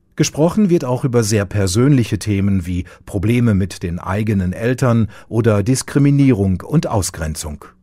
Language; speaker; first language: German; native; German